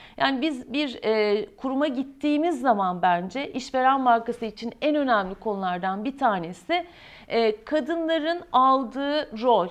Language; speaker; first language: Turkish; native; Turkish